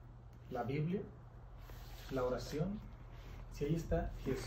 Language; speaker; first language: Spanish; native; Spanish